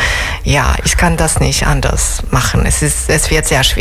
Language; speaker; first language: German; non-native, fluent; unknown